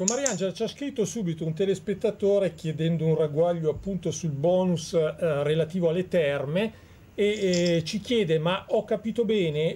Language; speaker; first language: Italian; native; Italian